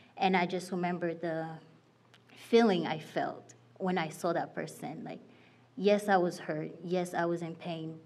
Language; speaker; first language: English; non-native, fluent; Haitian Creole